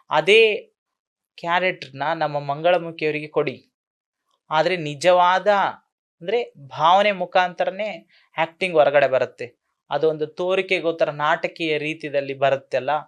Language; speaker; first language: Kannada; native; Kannada